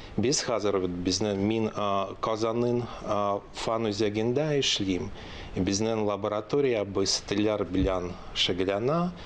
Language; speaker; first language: Tatar; non-native, local second language; Russian